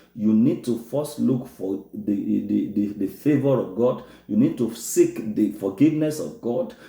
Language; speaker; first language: English; non-native, local second language; Yoruba